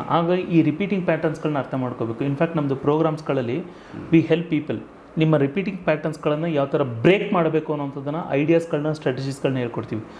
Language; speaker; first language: Kannada; native; Kannada